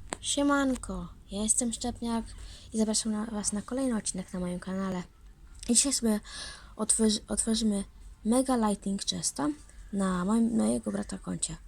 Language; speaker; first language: Polish; native; Polish